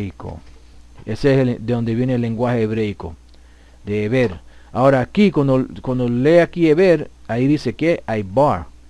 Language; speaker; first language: Spanish; early bilingual, heritage; Spanish